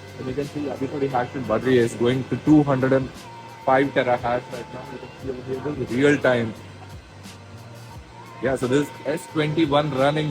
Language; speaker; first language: English; non-native, local second language; Hindi